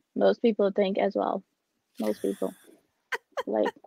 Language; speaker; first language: English; non-native, fluent; Portuguese